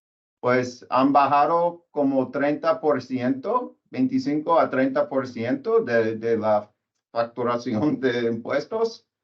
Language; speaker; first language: Spanish; non-native, learner; English